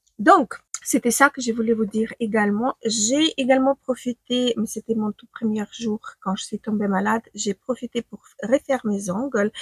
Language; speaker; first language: French; non-native, fluent; Ukrainian